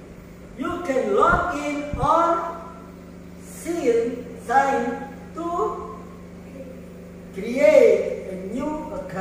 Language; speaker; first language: English; non-native, fluent; Indonesian